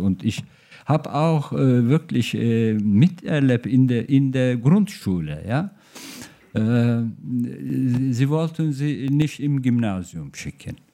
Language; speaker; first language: German; non-native, fluent; Turkish